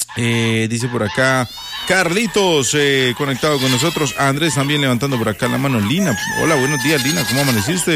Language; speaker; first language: Spanish; native; Spanish